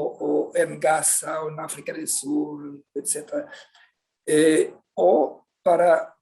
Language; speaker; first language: Spanish; non-native, fluent; Swedish